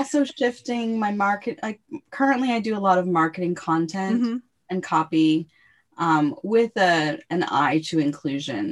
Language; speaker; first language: English; native; English